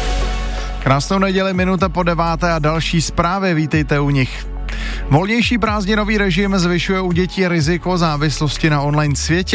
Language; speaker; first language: Czech; native; Czech